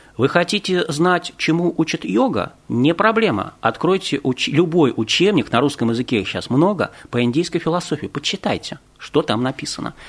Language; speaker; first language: Russian; native; Russian